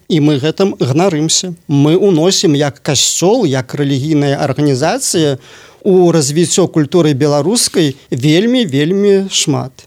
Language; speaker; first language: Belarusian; native; Belarusian